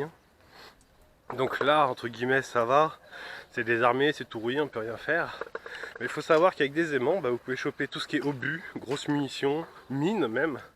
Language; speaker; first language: French; native; French